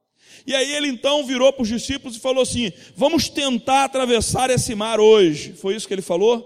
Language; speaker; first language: Portuguese; native; Portuguese